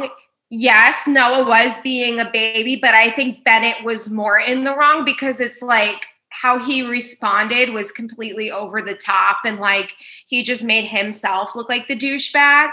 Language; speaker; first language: English; native; English